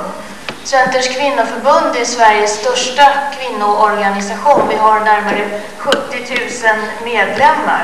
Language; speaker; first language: Swedish; native; Swedish